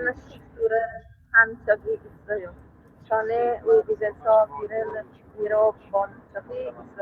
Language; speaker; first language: Korean; non-native, learner; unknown